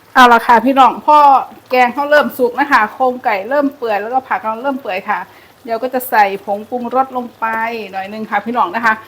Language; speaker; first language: Thai; native; Thai